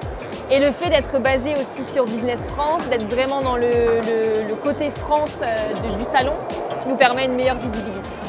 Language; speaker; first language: French; native; French